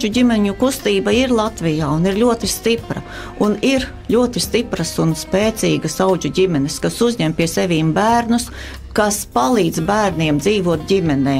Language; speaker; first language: Latvian; native; Latvian